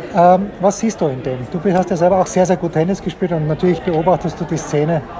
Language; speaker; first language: German; native; German